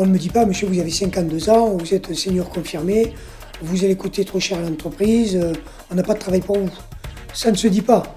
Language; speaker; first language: French; native; French